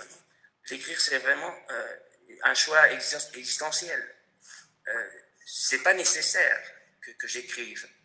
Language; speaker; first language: French; non-native, fluent; Spanish